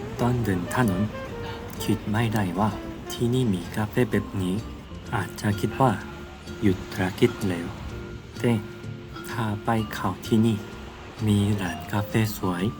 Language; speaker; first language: Thai; non-native, learner; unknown